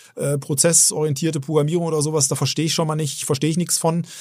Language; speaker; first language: German; native; German